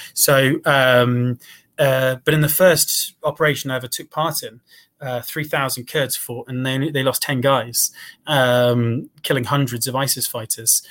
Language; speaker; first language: English; native; English